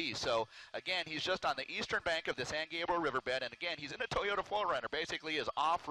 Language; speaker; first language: English; native; English